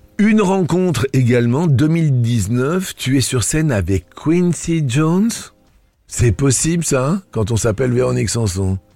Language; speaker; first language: French; native; French